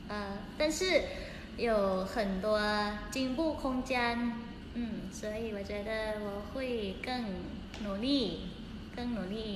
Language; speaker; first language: Chinese; non-native, learner; Thai